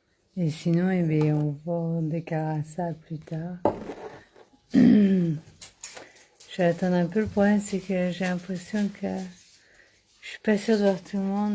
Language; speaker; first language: French; native; French